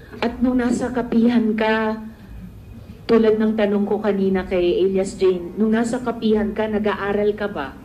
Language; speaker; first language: Filipino; native; Filipino